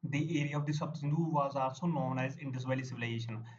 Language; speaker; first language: English; non-native, local second language; Punjabi